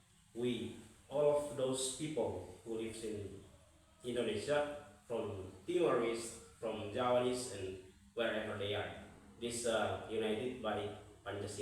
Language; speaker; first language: English; non-native, fluent; Indonesian